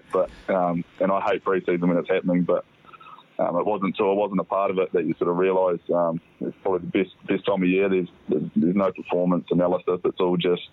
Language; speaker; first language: English; native; English